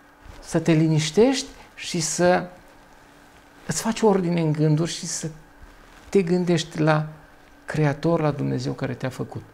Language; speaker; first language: Romanian; native; Romanian